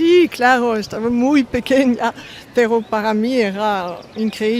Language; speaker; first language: Spanish; non-native, fluent; French